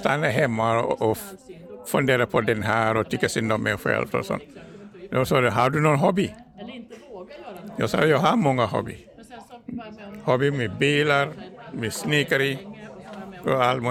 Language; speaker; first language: Swedish; non-native, learner; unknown